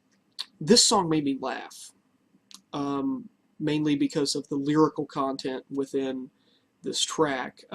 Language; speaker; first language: English; native; English